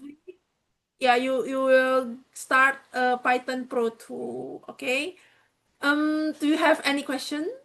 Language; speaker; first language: English; non-native, fluent; Indonesian